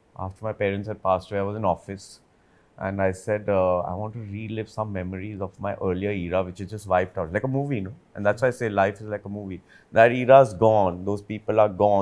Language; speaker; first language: English; non-native, local second language; Hindi